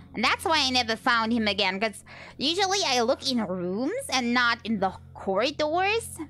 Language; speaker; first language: English; non-native, fluent; German